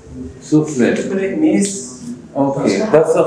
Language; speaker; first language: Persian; non-native, learner; Urdu